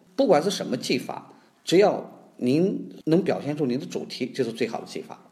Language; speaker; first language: Chinese; native; Chinese